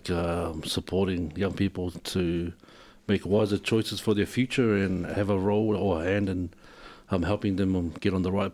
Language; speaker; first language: English; native; English